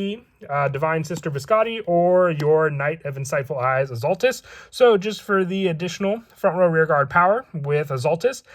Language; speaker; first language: English; native; English